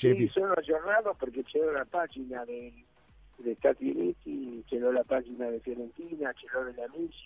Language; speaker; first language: Italian; non-native, fluent; Spanish